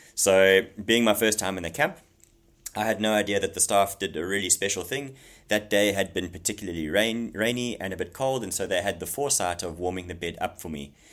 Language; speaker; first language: English; native; English